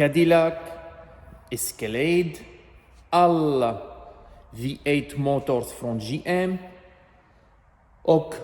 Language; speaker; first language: Swedish; non-native, learner; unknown